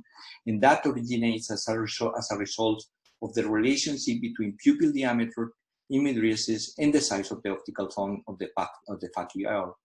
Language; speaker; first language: English; non-native, fluent; Spanish